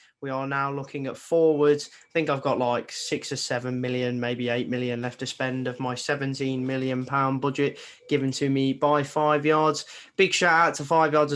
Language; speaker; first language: English; native; English